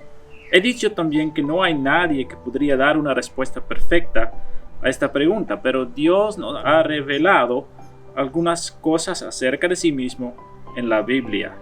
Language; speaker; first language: Spanish; non-native, fluent; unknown